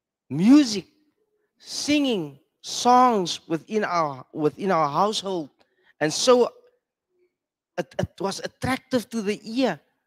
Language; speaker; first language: English; non-native, local second language; Afrikaans